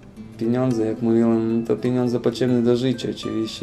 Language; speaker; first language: Polish; non-native, fluent; Lithuanian